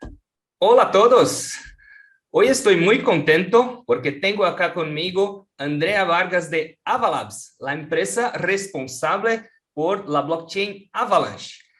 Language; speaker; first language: Spanish; non-native, fluent; Portuguese